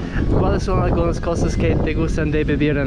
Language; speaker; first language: Spanish; non-native, learner; English